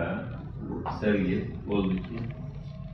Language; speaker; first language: Russian; non-native, learner; Turkish